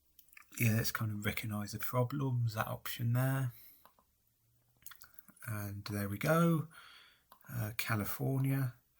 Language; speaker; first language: English; native; English